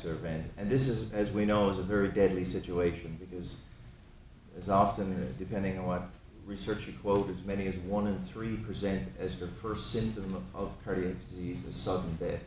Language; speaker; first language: English; native; English